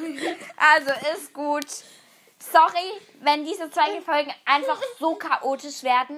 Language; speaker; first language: German; native; German